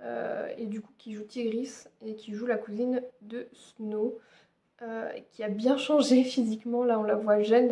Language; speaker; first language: French; native; French